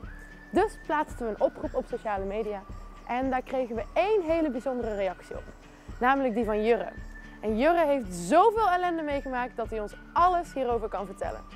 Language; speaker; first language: Dutch; native; Dutch